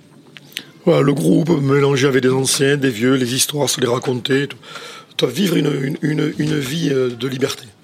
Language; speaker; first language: French; native; French